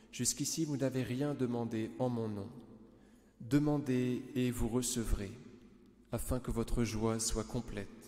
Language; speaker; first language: French; native; French